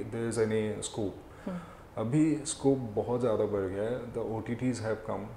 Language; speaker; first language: Hindi; non-native, local second language; Assamese